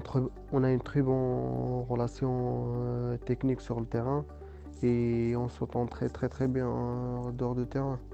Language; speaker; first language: French; non-native, local second language; Arabic